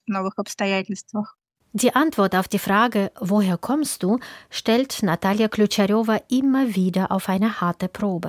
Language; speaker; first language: German; native; German